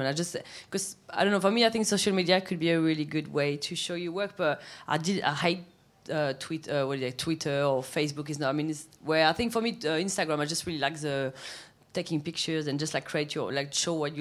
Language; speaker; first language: English; non-native, fluent; French